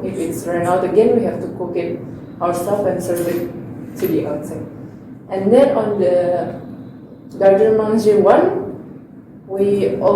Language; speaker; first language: English; non-native, learner; Indonesian